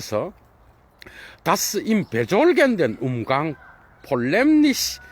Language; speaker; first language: German; non-native, fluent; Korean